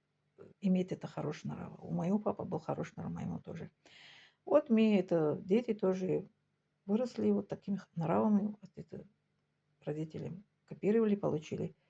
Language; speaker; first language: Russian; non-native, local second language; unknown